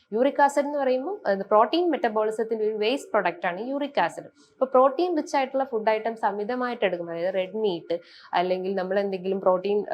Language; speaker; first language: Malayalam; native; Malayalam